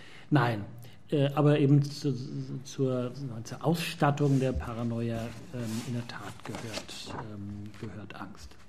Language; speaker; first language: German; native; German